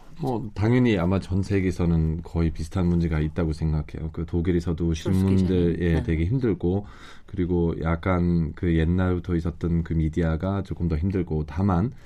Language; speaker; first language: Korean; non-native, fluent; German